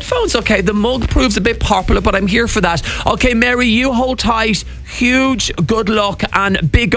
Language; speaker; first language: English; native; English